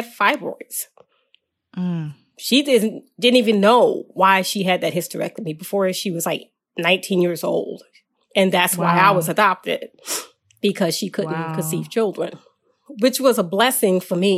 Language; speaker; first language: English; native; English